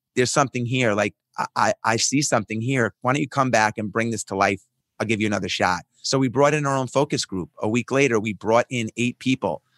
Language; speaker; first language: English; native; English